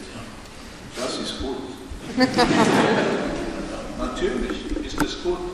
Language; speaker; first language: German; non-native, learner; Swedish